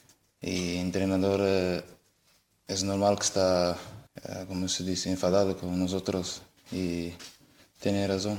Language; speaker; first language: Spanish; non-native, learner; Portuguese